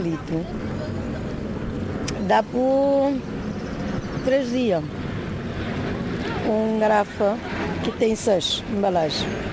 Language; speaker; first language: Portuguese; non-native, learner; Kabuverdianu